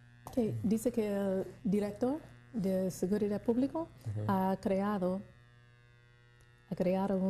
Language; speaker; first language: Spanish; non-native, learner; English